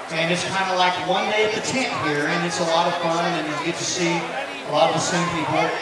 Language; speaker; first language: English; native; English